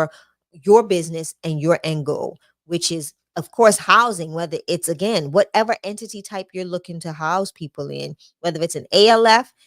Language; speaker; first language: English; native; English